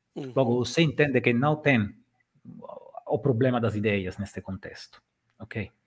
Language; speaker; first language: Portuguese; non-native, fluent; Italian